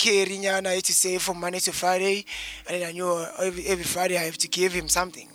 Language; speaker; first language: English; non-native, local second language; Zulu